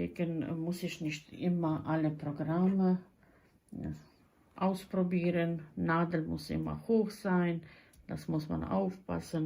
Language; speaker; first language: German; non-native, fluent; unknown